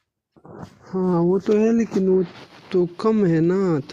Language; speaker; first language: Hindi; non-native, local second language; Pashto